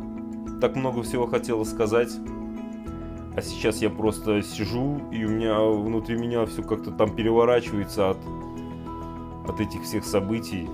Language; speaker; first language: Russian; native; Russian